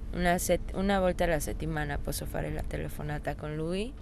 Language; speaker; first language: Italian; non-native, learner; Spanish